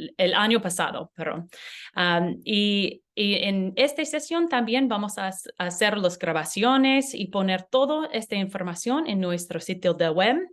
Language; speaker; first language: Spanish; non-native, learner; English